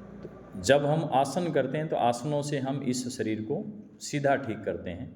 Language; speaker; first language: Hindi; native; Hindi